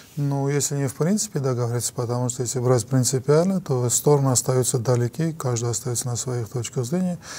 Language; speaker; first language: Russian; non-native, local second language; Armenian